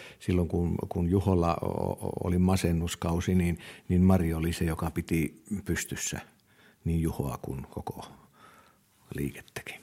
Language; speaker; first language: Finnish; native; Finnish